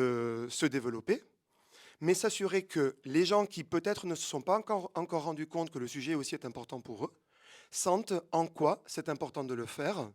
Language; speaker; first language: French; native; French